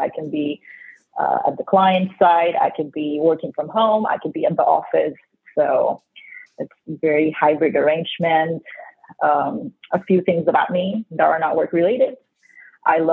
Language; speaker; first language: English; non-native, fluent; Spanish